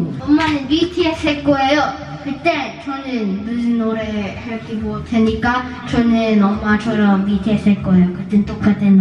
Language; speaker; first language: Korean; early bilingual, heritage; English